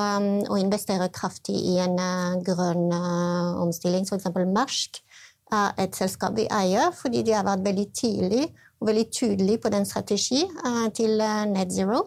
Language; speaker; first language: Norwegian; non-native, fluent; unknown